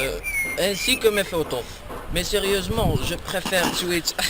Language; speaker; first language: French; non-native, learner; Arabic